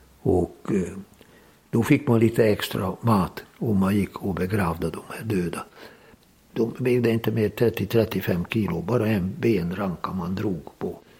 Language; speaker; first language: Swedish; non-native, fluent; Hungarian